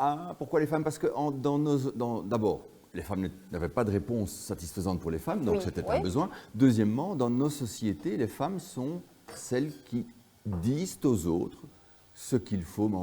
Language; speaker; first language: French; native; French